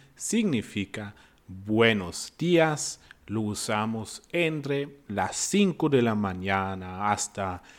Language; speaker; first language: Spanish; non-native, fluent; German